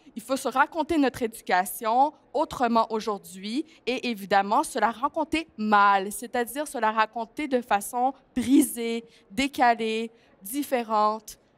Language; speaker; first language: French; early bilingual, other home language; Greek